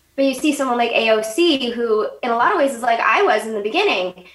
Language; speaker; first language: English; native; English